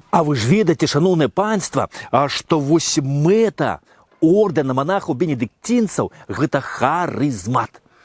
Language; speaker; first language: Belarusian; native; Belarusian